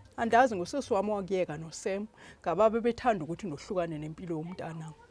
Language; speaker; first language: Zulu; non-native, local second language; Xhosa